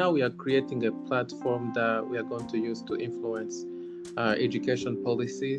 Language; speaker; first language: English; non-native, local second language; Kinyarwanda